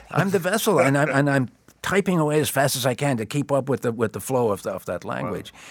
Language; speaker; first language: English; native; English